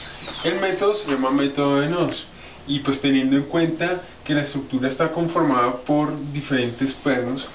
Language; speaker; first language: Spanish; native; Spanish